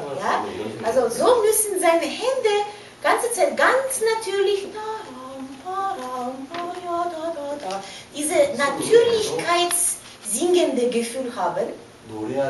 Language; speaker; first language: German; non-native, fluent; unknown